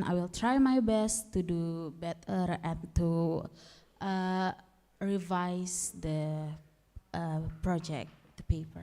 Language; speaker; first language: English; non-native, learner; Indonesian